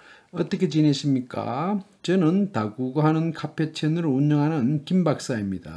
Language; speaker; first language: Korean; native; Korean